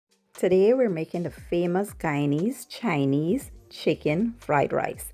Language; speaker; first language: English; native; English